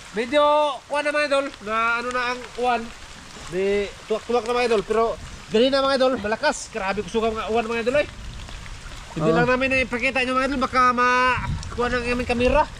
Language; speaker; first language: Filipino; non-native, local second language; Cebuano